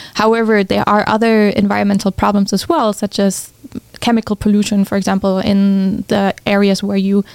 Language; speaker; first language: English; non-native, fluent; German